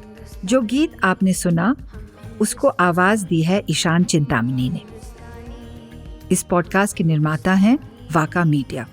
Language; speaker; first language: Hindi; native; Hindi